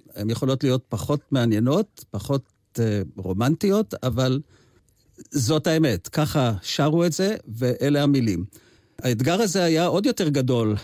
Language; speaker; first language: Hebrew; native; Hebrew